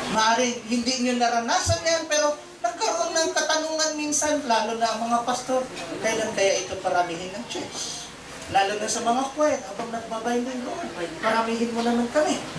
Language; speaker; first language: Filipino; non-native, local second language; Cebuano